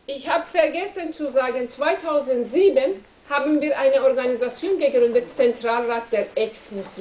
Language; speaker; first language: German; non-native, learner; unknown